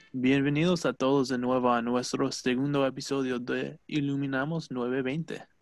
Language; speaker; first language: Spanish; early bilingual, heritage; English